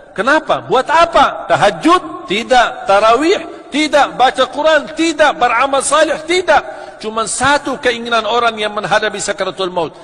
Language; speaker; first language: Malay; non-native, fluent; Arabic